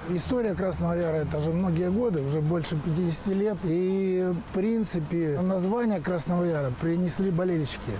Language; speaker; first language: Russian; native; Russian